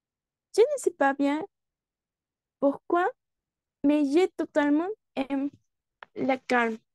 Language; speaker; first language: French; non-native, learner; Spanish